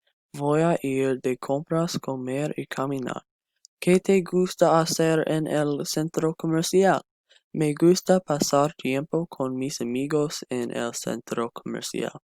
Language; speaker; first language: Spanish; non-native, learner; English